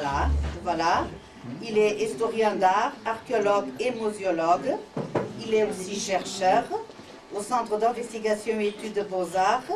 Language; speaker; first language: French; non-native, fluent; Portuguese